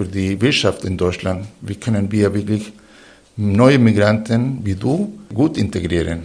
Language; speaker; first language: German; non-native, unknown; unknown